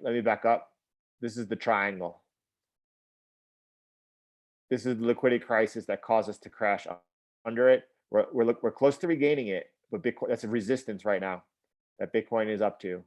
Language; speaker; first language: English; native; English